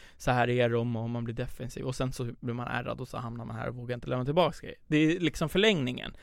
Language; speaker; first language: Swedish; early bilingual, other home language; Persian